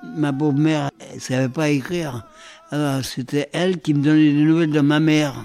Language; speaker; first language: French; early bilingual, other home language; Polish